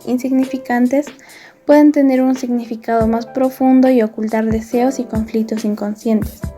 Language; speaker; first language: Spanish; native; Spanish